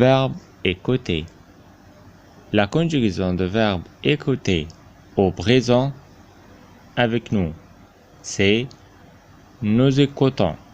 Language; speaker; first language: French; non-native, fluent; Arabic